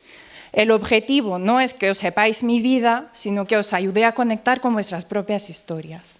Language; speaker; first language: Spanish; non-native, fluent; Norwegian